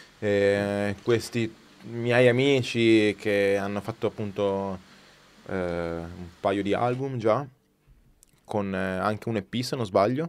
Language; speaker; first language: Italian; native; Italian